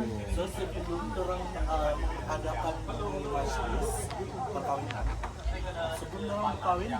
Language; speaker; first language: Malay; non-native, local second language; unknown